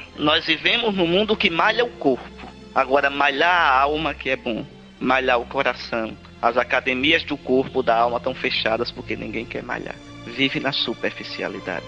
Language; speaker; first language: Portuguese; native; Portuguese